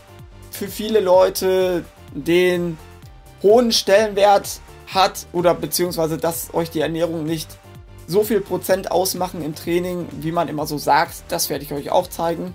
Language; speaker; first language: German; native; German